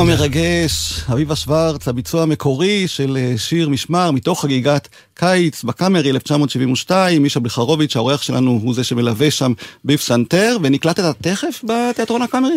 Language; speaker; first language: Hebrew; native; Hebrew